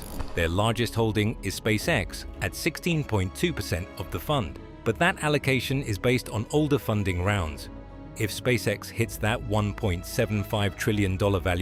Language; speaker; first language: English; native; English